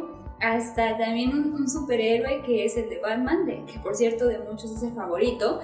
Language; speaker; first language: Spanish; native; Spanish